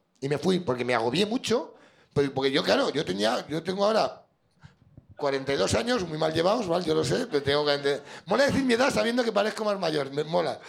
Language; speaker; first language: Spanish; native; Spanish